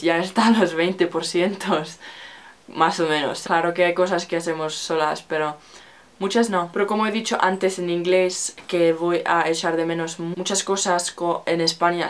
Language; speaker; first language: Spanish; non-native, learner; Finnish